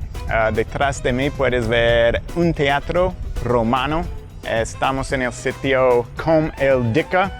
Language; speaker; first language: Spanish; non-native, fluent; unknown